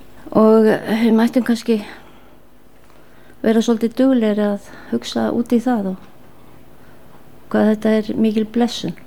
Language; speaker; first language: Icelandic; native; Icelandic